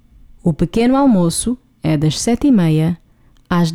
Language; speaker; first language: Portuguese; non-native, fluent; English